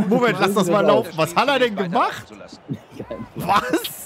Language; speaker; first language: German; native; German